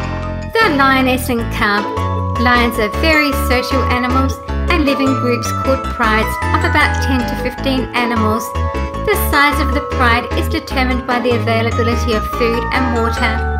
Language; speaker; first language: English; native; English